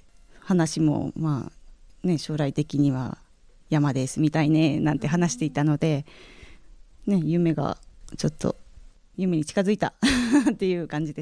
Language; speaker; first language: Japanese; native; Japanese